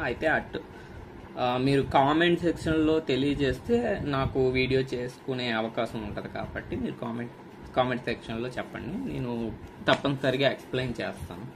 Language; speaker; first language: Telugu; native; Telugu